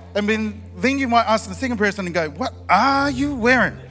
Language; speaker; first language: English; native; English